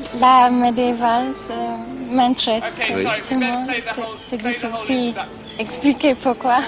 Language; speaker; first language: French; non-native, fluent; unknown